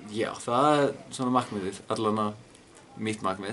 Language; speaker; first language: Icelandic; non-native, learner; Danish